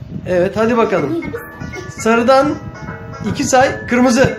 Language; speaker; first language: Turkish; native; Turkish